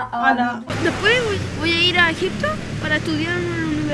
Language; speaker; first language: Spanish; early bilingual, other home language; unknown